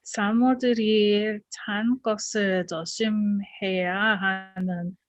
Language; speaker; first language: Korean; non-native, learner; English